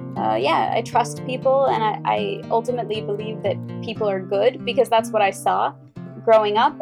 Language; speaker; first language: English; native; English